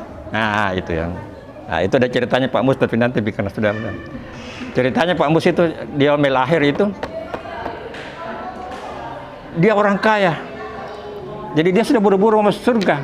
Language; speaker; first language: Indonesian; native; Indonesian